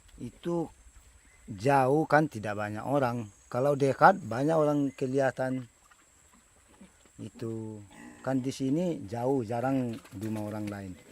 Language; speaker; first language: Indonesian; non-native, local second language; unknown